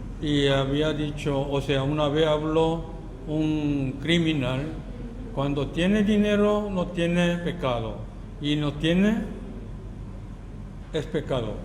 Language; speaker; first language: Spanish; non-native, fluent; Korean